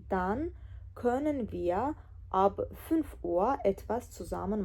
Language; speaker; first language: German; non-native, fluent; Georgian